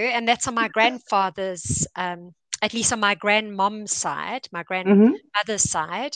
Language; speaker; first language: English; native; English